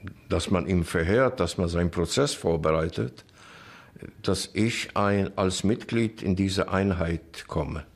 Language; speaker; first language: German; non-native, fluent; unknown